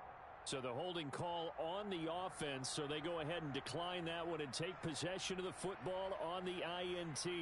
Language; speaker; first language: English; native; English